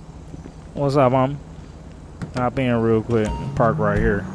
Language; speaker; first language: English; native; English